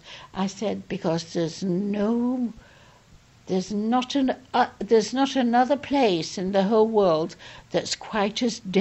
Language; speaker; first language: English; native; English